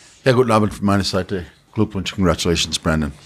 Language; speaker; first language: German; non-native, learner; English